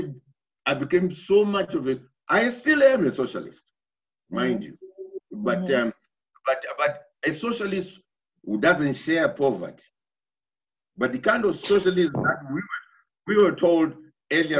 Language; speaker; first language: English; non-native, local second language; Shona